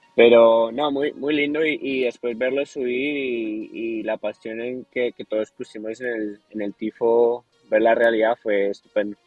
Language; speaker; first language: Spanish; native; Spanish